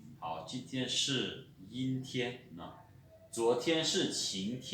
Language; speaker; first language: Chinese; non-native, fluent; Lao